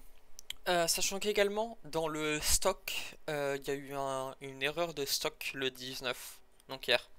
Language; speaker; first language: French; native; French